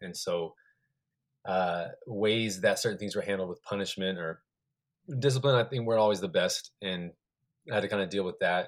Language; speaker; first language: English; native; English